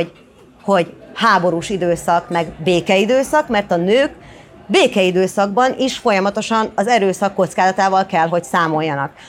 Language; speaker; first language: Hungarian; native; Hungarian